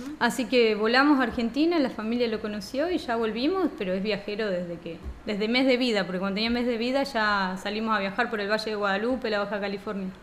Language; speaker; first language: Spanish; native; Spanish